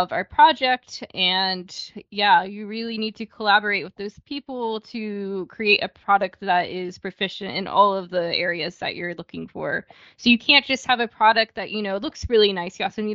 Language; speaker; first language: English; native; English